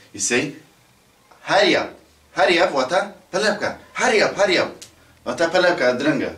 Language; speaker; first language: English; non-native, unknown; Central Kurdish